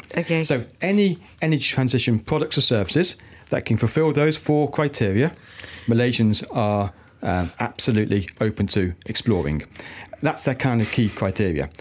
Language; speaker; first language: English; native; English